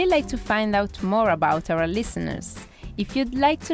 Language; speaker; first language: English; non-native, fluent; Italian